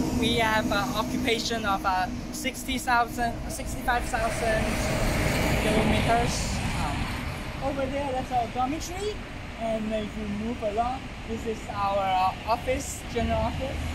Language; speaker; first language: English; non-native, learner; Chinese